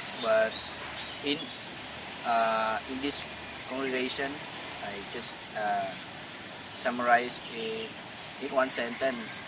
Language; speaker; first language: English; non-native, fluent; Vietnamese